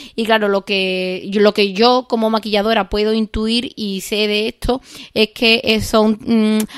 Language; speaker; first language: Spanish; native; Spanish